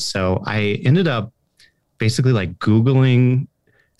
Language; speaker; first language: English; native; English